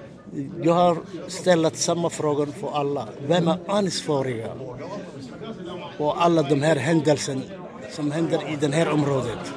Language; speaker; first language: Swedish; non-native, learner; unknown